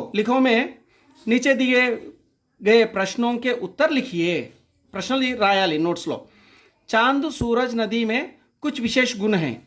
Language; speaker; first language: Hindi; non-native, local second language; Telugu